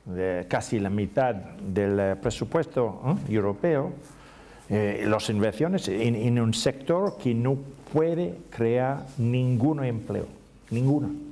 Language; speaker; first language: Spanish; non-native, learner; English